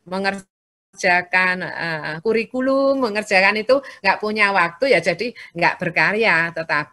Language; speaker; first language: Indonesian; native; Indonesian